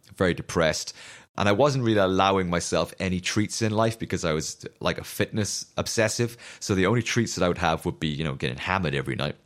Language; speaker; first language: English; native; English